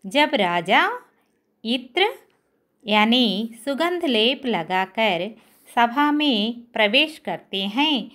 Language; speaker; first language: Hindi; non-native, local second language; Telugu